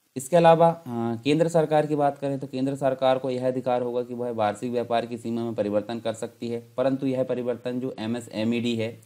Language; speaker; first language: Hindi; native; Hindi